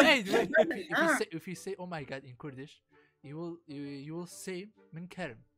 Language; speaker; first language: English; non-native, learner; Central Kurdish